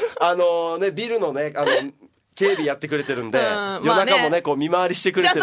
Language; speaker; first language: Japanese; native; Japanese